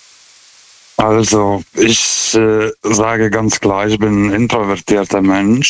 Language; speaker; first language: German; non-native, fluent; Lithuanian